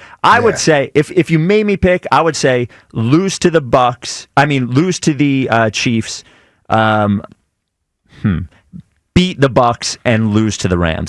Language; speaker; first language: English; native; English